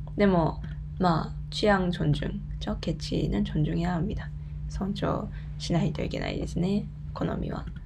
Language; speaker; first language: Japanese; non-native, fluent; Korean